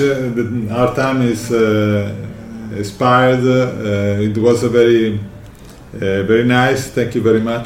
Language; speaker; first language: English; non-native, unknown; Italian